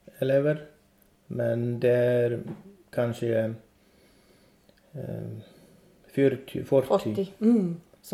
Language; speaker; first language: Swedish; non-native, learner; Icelandic